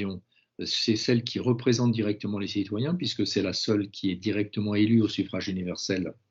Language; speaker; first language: French; native; French